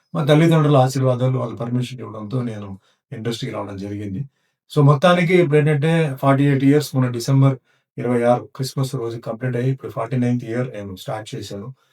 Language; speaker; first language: Telugu; non-native, local second language; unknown